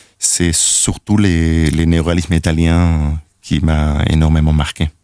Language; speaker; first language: French; non-native, fluent; Spanish